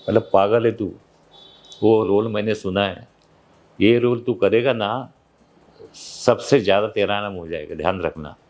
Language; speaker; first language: Hindi; non-native, local second language; Marathi